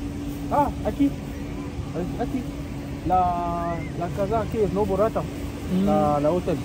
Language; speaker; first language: Spanish; non-native, learner; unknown